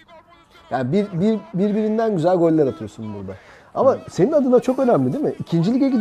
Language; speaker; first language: Turkish; native; Turkish